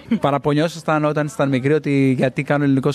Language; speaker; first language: Greek; native; Greek